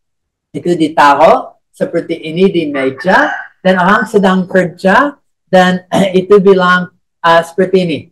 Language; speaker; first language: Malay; non-native, fluent; English